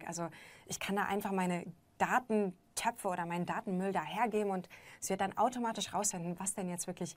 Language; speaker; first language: German; native; German